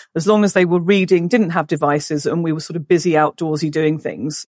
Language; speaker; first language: English; native; English